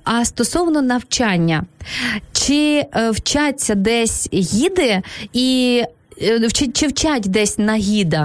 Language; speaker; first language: Ukrainian; native; Ukrainian